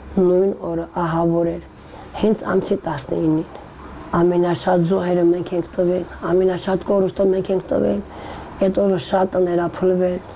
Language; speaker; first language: Armenian; native; Armenian